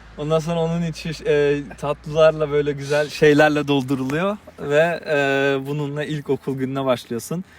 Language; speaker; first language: Turkish; early bilingual, heritage; Turkish